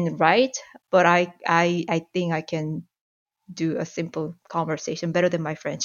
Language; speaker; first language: English; non-native, fluent; Korean